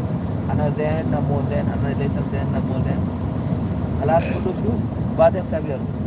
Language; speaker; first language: Arabic; non-native, learner; Hindi